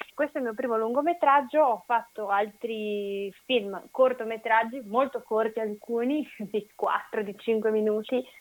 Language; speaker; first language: Italian; native; Italian